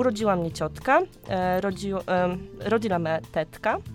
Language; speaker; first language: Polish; non-native, learner; Serbian